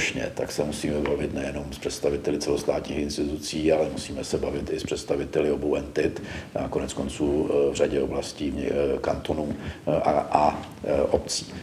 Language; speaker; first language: Czech; native; Czech